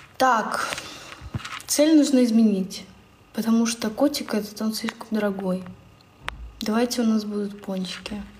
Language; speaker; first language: Russian; native; Russian